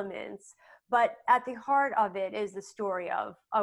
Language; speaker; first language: English; native; English